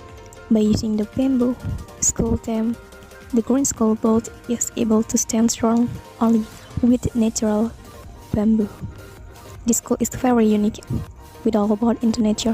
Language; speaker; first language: English; non-native, learner; Indonesian